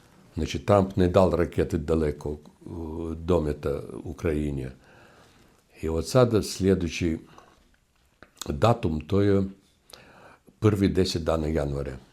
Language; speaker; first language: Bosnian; non-native, fluent; Russian